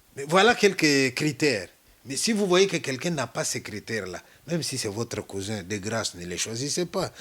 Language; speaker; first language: French; non-native, local second language; Luba-Lulua